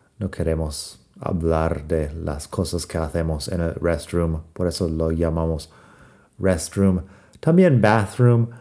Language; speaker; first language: Spanish; non-native, fluent; English